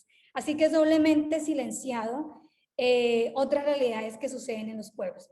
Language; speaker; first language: Spanish; native; Spanish